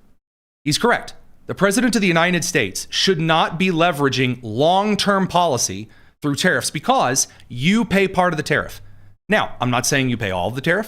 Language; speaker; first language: English; native; English